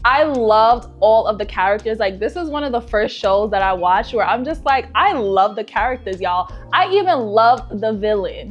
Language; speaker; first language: English; native; English